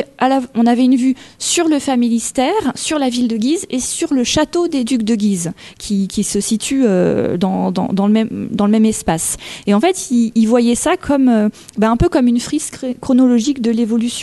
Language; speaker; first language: French; native; French